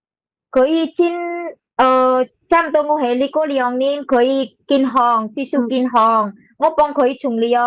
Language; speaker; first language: Cantonese; non-native, learner; Indonesian